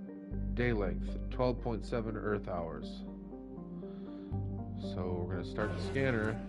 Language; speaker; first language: English; native; English